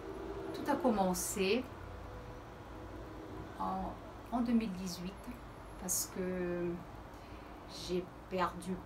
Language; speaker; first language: French; early bilingual, heritage; Portuguese